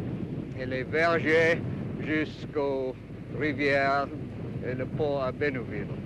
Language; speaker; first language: French; non-native, fluent; English